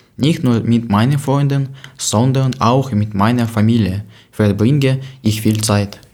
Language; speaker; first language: German; non-native, learner; Ukrainian